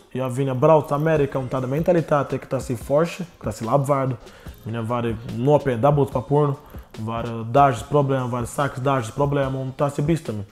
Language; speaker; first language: Latvian; non-native, learner; Portuguese